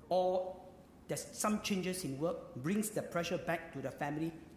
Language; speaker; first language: English; non-native, local second language; Chinese